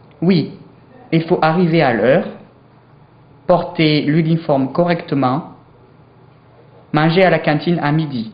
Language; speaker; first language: French; non-native, learner; English